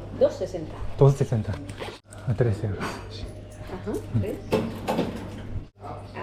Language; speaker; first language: Spanish; non-native, learner; Korean